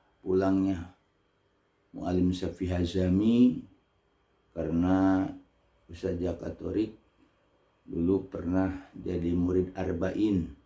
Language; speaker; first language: Indonesian; native; Indonesian